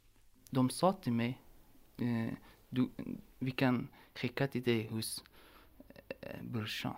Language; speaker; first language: Swedish; non-native, learner; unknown